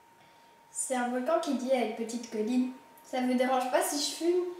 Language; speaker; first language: French; native; French